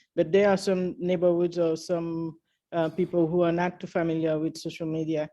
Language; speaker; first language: English; early bilingual, other home language; Haitian Creole